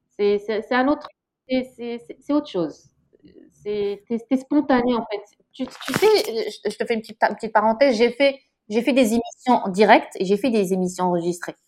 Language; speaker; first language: French; non-native, local second language; Arabic